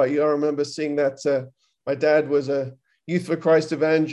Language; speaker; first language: English; native; English